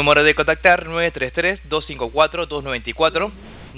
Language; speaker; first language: Spanish; native; Spanish